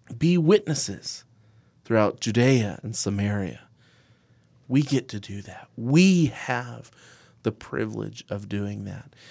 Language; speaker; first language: English; native; English